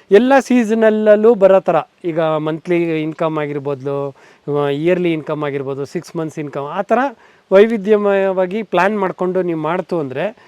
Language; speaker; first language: Kannada; native; Kannada